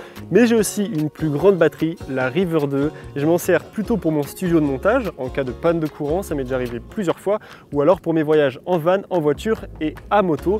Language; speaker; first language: French; native; French